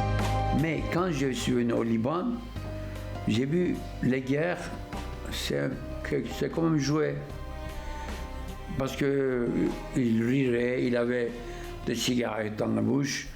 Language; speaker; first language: French; non-native, fluent; Turkish